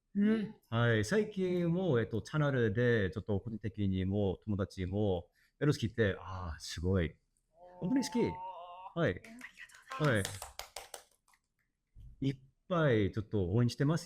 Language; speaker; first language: Japanese; non-native, learner; English